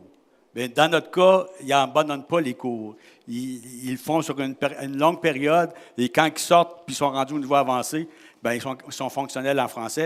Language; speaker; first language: French; native; French